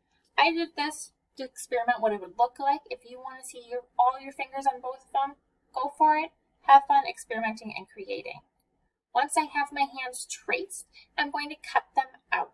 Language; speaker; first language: English; native; English